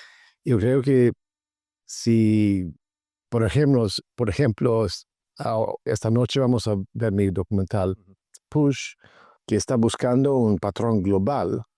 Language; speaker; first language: Spanish; non-native, fluent; Swedish